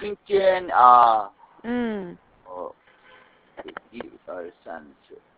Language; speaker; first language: Chinese; non-native, learner; Korean